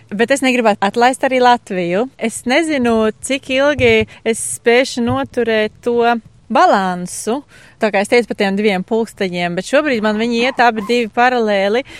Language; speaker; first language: Latvian; native; Latvian